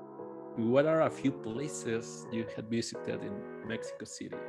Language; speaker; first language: English; non-native, fluent; Spanish